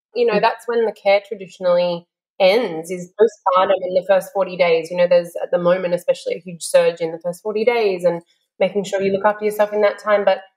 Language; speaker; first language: English; native; English